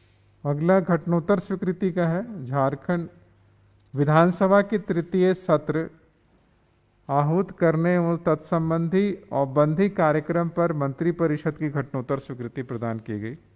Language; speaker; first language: Hindi; native; Hindi